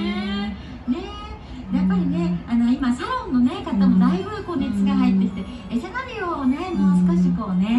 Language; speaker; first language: Japanese; native; Japanese